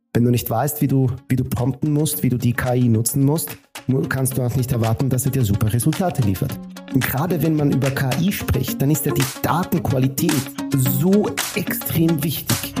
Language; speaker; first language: German; native; German